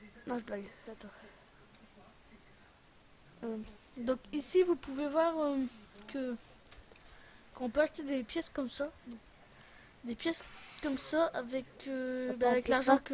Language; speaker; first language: French; native; French